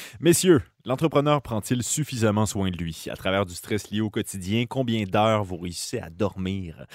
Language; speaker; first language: French; native; French